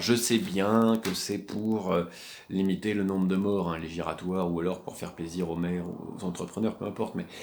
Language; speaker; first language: French; native; French